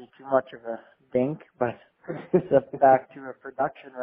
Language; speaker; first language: English; native; English